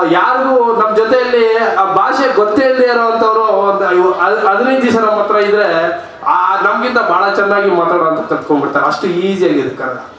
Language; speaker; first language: Kannada; non-native, local second language; Urdu